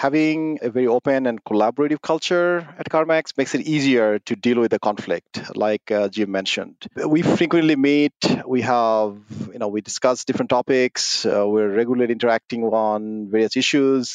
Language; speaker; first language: English; non-native, local second language; Bangla